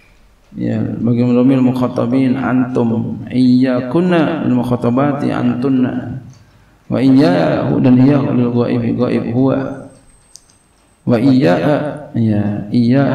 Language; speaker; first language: Arabic; non-native, fluent; Indonesian